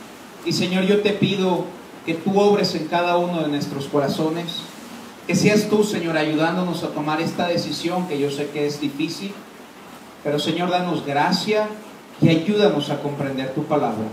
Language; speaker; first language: Spanish; native; Spanish